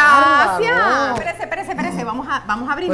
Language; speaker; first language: Spanish; native; Spanish